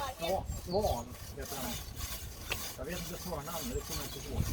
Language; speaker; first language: Swedish; native; Swedish